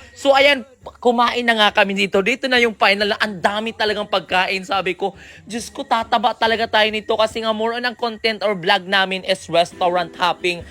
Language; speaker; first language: Filipino; non-native, local second language; Cebuano